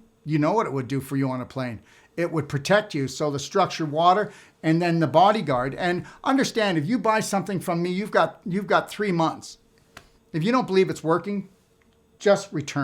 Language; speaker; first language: English; native; English